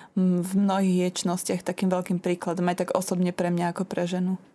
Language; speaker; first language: Slovak; native; Slovak